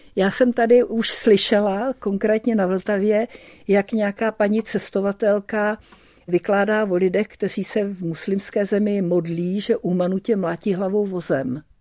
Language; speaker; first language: Czech; early bilingual, heritage; Czech